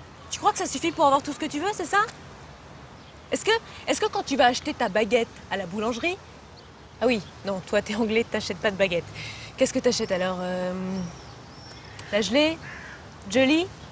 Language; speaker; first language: French; native; French